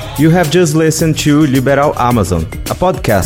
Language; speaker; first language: English; non-native, fluent; Portuguese